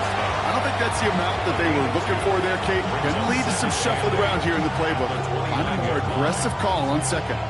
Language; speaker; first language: English; native; English